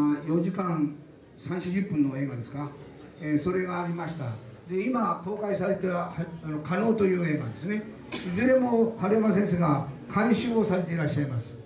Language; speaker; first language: Japanese; native; Japanese